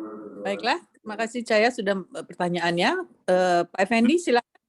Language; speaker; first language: Indonesian; native; Indonesian